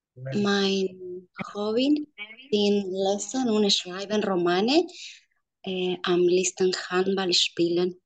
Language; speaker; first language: German; non-native, learner; Spanish